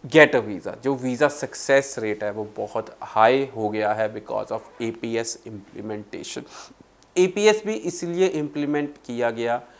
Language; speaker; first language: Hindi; non-native, local second language; Punjabi